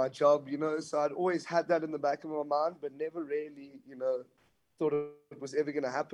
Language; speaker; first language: English; native; English